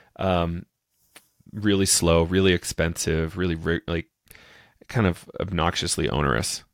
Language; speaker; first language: English; native; English